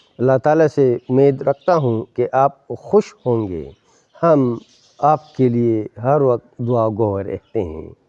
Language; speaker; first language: Urdu; non-native, local second language; Pashto